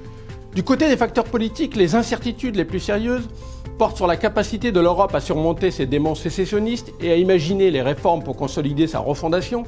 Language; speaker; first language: French; native; French